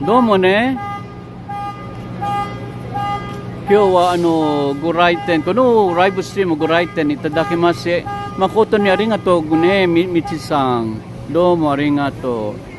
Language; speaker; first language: Japanese; non-native, learner; Filipino